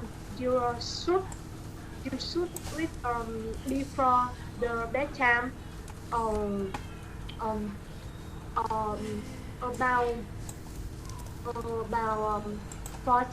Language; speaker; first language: English; non-native, learner; Vietnamese